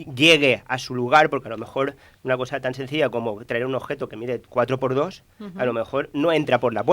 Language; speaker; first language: Spanish; native; Spanish